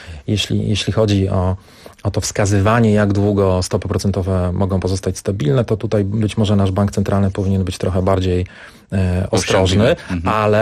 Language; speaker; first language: Polish; native; Polish